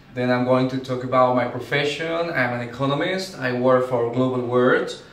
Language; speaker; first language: English; non-native, fluent; Spanish